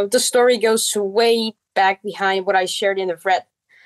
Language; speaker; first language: English; non-native, fluent; Czech